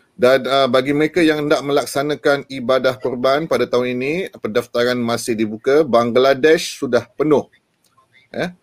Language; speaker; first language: Malay; native; Malay